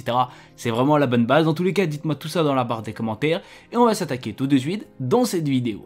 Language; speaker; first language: French; native; French